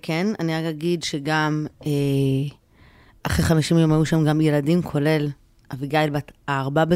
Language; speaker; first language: Hebrew; native; Hebrew